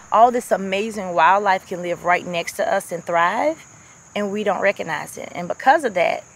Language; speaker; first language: English; native; English